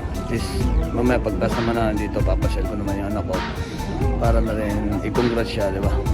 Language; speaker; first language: Filipino; native; Filipino